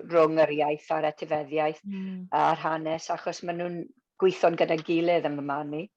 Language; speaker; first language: Welsh; non-native, local second language; English